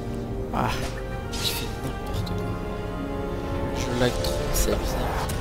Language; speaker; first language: French; native; French